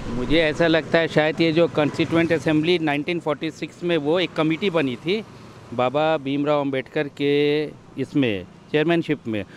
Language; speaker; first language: Hindi; native; Hindi